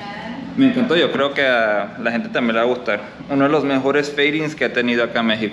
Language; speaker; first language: Spanish; non-native, learner; English